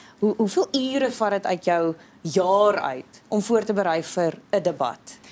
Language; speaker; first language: Afrikaans; native; Afrikaans